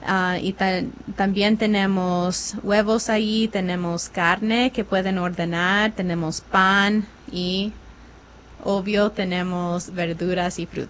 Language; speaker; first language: Spanish; non-native, fluent; English